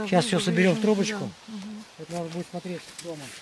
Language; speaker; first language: Russian; native; Russian